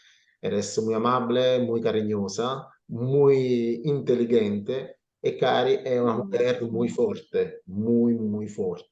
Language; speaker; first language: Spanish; non-native, learner; Italian